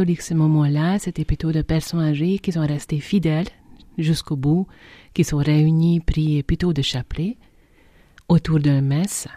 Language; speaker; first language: French; non-native, fluent; Hungarian